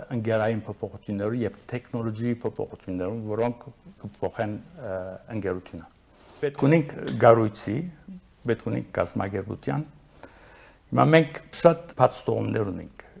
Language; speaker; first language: Armenian; early bilingual, heritage; Arabic